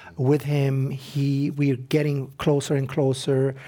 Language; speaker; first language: English; non-native, fluent; Arabic